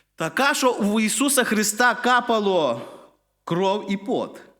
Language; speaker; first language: Ukrainian; non-native, fluent; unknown